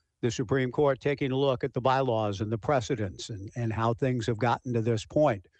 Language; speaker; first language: English; native; English